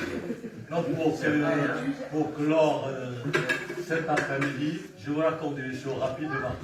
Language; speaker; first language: French; non-native, fluent; Vietnamese